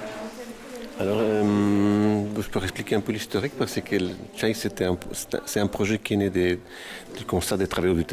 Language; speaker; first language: French; native; French